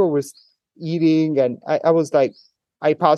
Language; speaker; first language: English; non-native, fluent; Italian